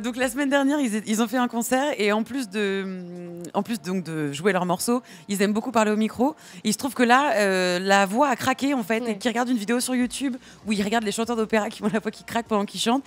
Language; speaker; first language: French; native; French